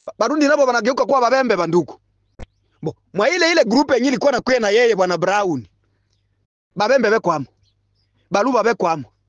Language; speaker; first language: Swahili; non-native, local second language; Bembe